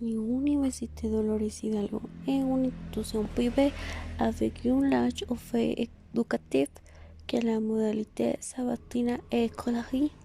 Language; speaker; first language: French; non-native, learner; Spanish